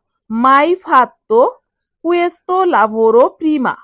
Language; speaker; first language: Italian; non-native, fluent; Bangla